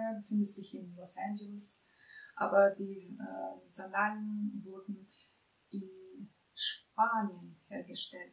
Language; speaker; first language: German; non-native, fluent; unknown